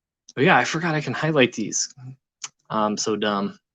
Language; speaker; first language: English; native; English